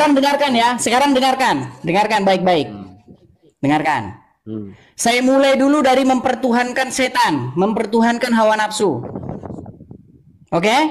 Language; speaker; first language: Indonesian; native; Indonesian